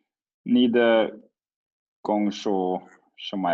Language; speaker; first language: Chinese; non-native, learner; Swedish